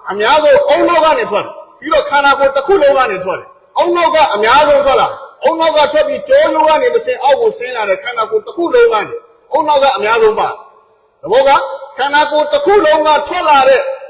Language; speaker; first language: Burmese; native; Burmese